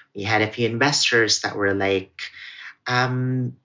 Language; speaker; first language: English; non-native, local second language; Cebuano